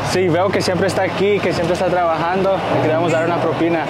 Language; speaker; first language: Spanish; early bilingual, heritage; Spanish